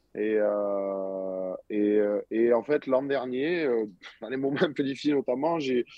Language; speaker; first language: French; native; French